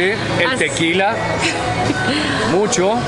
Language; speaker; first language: Spanish; native; Spanish